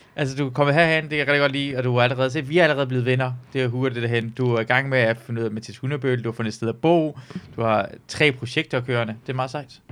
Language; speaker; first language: Danish; early bilingual, other home language; Persian